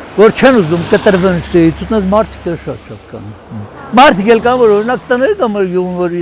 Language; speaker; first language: Armenian; native; Armenian